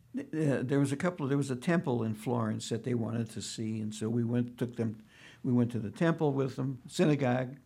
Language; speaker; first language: English; early bilingual, other home language; Yiddish